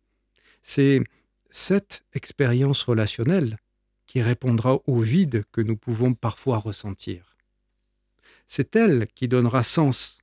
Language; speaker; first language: French; native; French